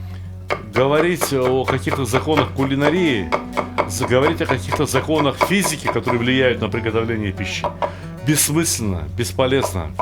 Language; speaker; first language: Russian; native; Russian